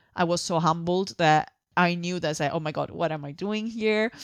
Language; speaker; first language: English; non-native, fluent; Italian